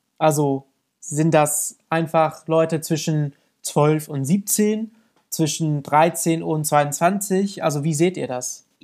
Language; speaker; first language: German; non-native, fluent; English